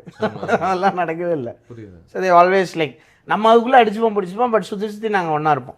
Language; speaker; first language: Tamil; native; Tamil